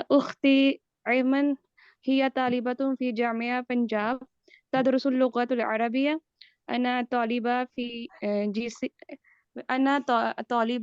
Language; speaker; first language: Arabic; non-native, learner; Urdu